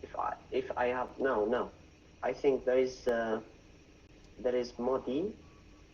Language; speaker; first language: English; non-native, learner; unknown